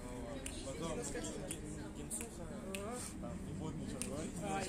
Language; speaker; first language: Russian; native; Russian